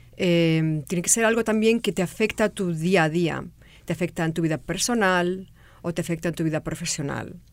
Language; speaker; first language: Spanish; native; Spanish